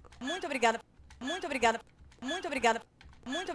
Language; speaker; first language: Portuguese; native; Portuguese